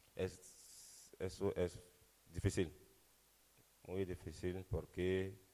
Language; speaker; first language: Spanish; non-native, learner; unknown